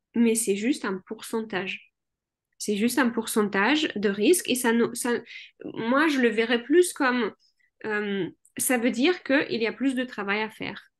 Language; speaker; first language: French; early bilingual, other home language; Russian